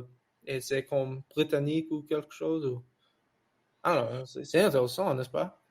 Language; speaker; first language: French; non-native, learner; English